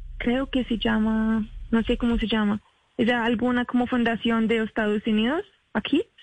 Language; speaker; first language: Spanish; non-native, learner; Arabic